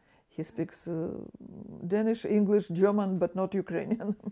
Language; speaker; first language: English; non-native, fluent; Ukrainian